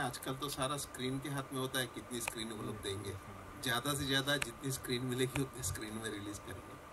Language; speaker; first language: Hindi; non-native, local second language; Marathi